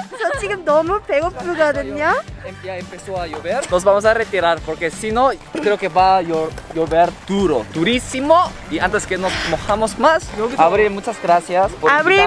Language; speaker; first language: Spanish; early bilingual, other home language; Korean